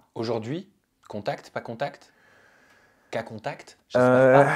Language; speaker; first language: French; native; French